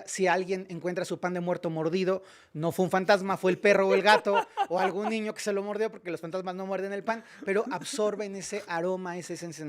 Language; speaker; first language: Spanish; native; Spanish